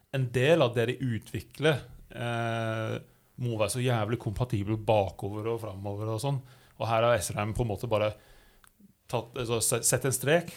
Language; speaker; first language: Norwegian; non-native, fluent; English